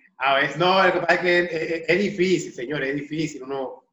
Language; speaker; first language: Spanish; native; Spanish